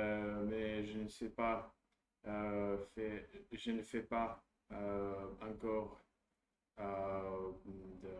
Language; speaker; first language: French; non-native, learner; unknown